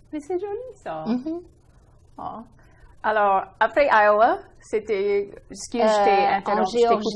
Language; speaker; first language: French; non-native, local second language; English